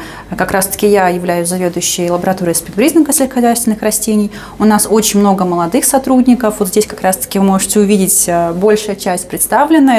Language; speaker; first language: Russian; native; Russian